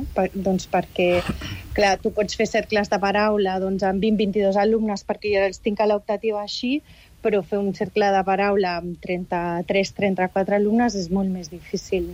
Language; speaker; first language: Catalan; native; Catalan